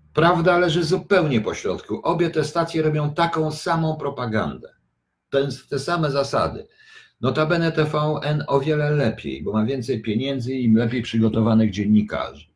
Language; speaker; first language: Polish; native; Polish